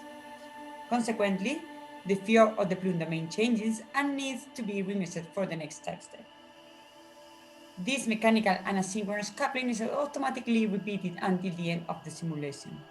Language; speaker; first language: English; non-native, fluent; Spanish